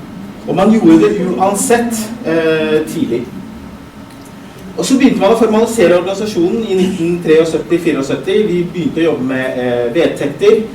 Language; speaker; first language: Norwegian; early bilingual, other home language; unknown